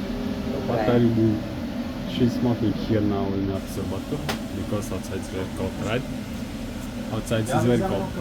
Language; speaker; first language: English; non-native, learner; Bulgarian